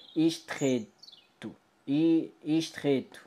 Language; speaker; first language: Portuguese; non-native, learner; French